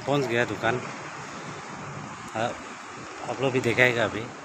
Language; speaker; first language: Hindi; non-native, local second language; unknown